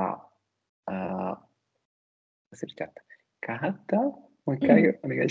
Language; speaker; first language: Japanese; non-native, learner; Italian